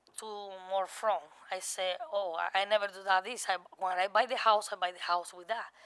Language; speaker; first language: English; non-native, learner; Spanish